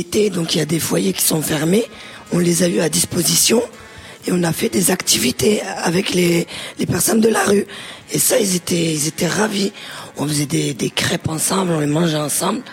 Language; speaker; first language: French; native; French